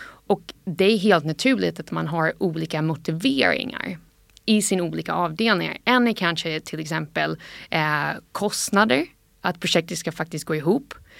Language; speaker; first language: Swedish; non-native, fluent; English